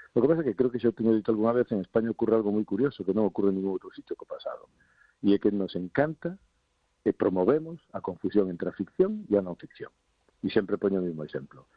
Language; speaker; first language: Galician; non-native, local second language; Spanish